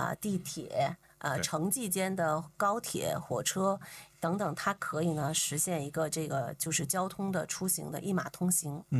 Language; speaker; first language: Chinese; native; Chinese